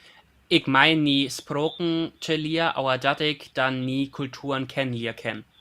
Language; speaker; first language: Dutch; non-native, learner; German